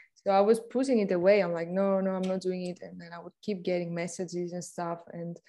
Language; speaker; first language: English; non-native, fluent; Greek